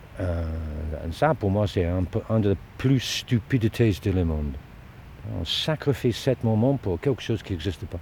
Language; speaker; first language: French; non-native, learner; English